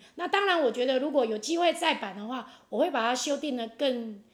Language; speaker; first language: Chinese; non-native, local second language; Hakka Chinese